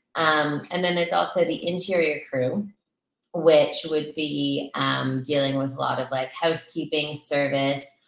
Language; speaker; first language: English; native; English